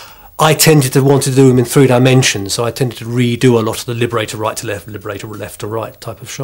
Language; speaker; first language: English; native; English